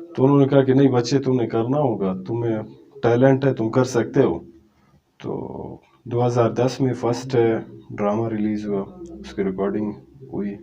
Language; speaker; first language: Urdu; non-native, local second language; Brahui